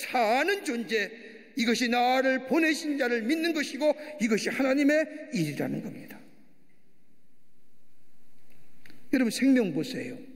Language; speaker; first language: Korean; native; Korean